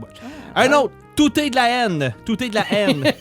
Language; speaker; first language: French; native; French